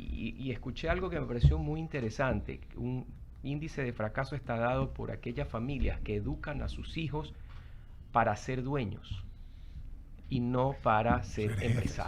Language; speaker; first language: Spanish; native; Spanish